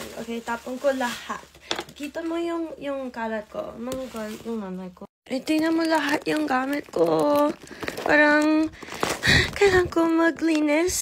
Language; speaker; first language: Filipino; early bilingual, heritage; English